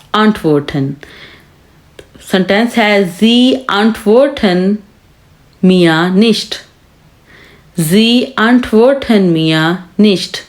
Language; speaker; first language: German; non-native, fluent; Urdu